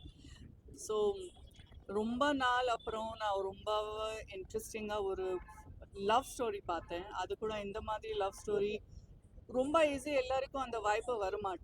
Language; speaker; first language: Tamil; non-native, fluent; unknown